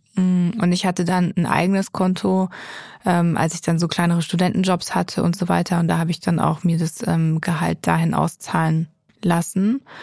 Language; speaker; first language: German; native; German